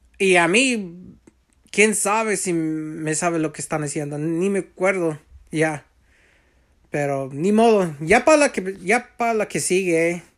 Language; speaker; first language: Spanish; early bilingual, heritage; Spanish